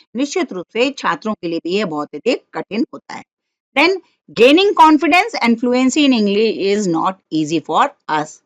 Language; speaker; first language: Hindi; non-native, local second language; Marathi